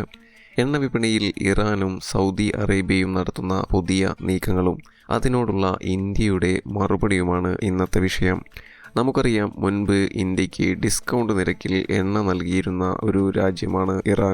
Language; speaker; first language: Malayalam; native; Malayalam